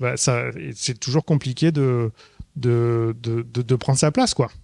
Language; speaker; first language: French; native; French